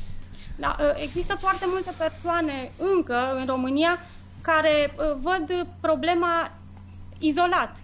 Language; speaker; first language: Romanian; native; Romanian